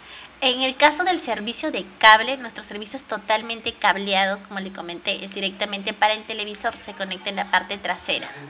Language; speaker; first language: Spanish; native; Spanish